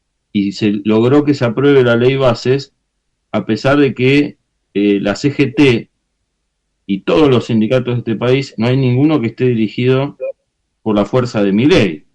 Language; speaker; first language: Spanish; native; Spanish